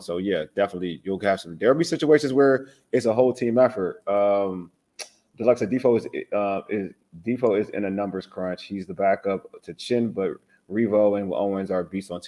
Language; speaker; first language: English; native; English